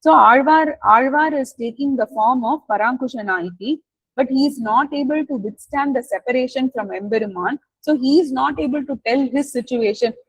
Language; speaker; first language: English; non-native, local second language; Tamil